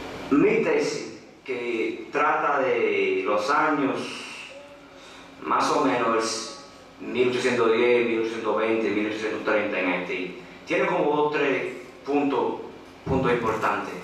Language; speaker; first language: Spanish; non-native, fluent; English